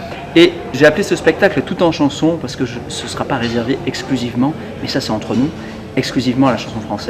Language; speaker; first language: French; native; French